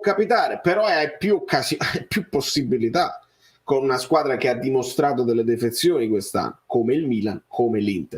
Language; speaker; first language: Italian; native; Italian